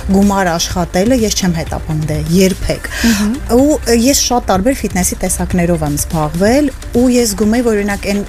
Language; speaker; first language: Armenian; native; Armenian